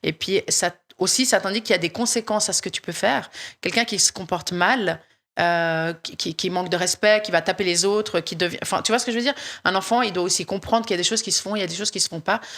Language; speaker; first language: French; native; French